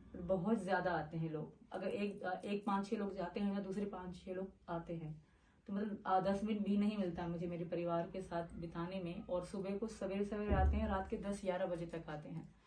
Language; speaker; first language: Urdu; non-native, local second language; Sindhi